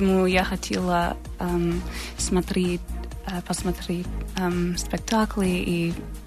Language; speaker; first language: Russian; non-native, learner; English